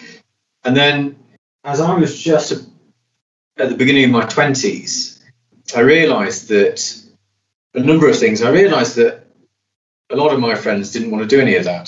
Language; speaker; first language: English; native; English